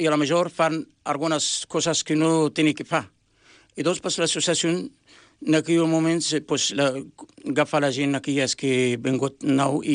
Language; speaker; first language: Catalan; non-native, learner; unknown